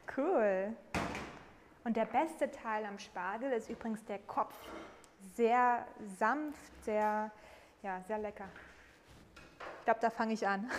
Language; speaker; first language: German; native; German